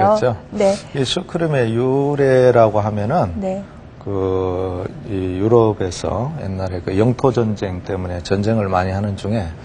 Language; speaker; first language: Korean; native; Korean